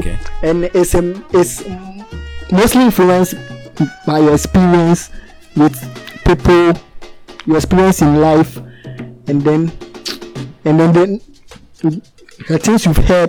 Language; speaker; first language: English; non-native, local second language; Akan